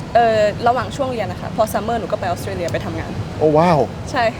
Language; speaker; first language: Thai; native; Thai